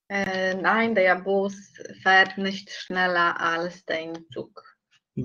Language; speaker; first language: German; non-native, learner; Polish